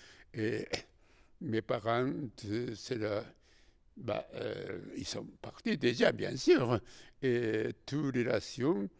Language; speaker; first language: French; non-native, fluent; Japanese